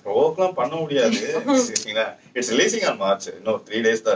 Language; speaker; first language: Tamil; native; Tamil